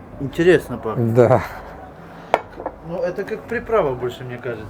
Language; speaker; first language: Russian; non-native, local second language; Ukrainian